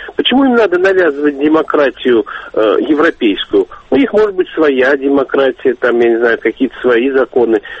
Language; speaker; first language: Russian; native; Russian